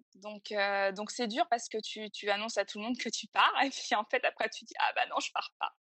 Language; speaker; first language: French; native; French